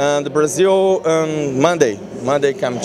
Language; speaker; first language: English; non-native, learner; Portuguese